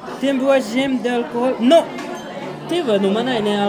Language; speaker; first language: French; non-native, learner; Japanese